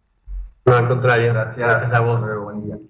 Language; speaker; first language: Spanish; native; Spanish